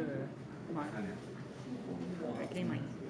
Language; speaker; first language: French; native; French